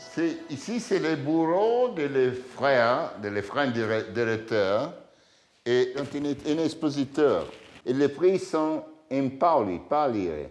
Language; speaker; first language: French; non-native, learner; Italian